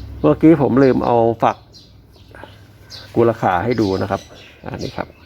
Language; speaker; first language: Thai; native; Thai